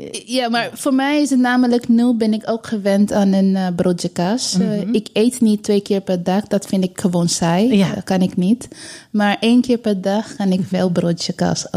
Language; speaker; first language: Dutch; non-native, learner; Bangla